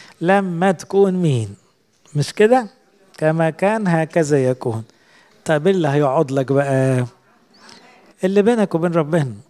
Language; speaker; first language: Arabic; native; Arabic